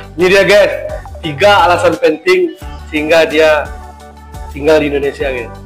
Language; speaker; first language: Indonesian; native; Indonesian